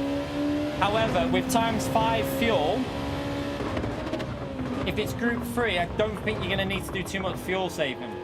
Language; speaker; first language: English; native; English